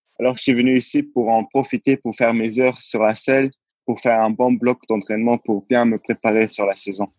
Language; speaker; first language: French; non-native, local second language; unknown